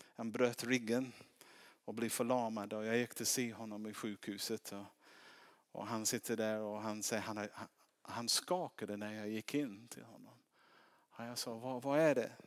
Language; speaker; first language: Swedish; non-native, fluent; English